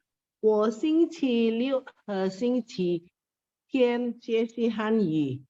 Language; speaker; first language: Chinese; non-native, learner; Indonesian